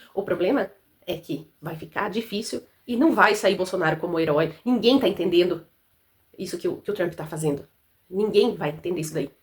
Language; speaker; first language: Portuguese; native; Portuguese